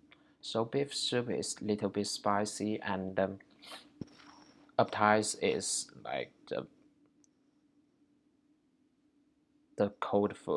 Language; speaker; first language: English; non-native, learner; Chinese